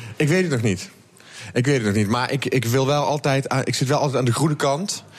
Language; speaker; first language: Dutch; native; Dutch